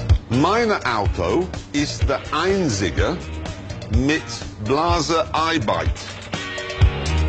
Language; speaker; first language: German; non-native, learner; English